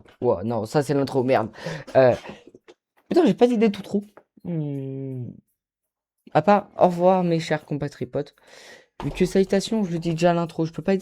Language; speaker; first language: French; native; French